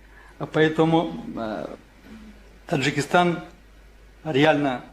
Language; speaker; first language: Russian; non-native, local second language; Tajik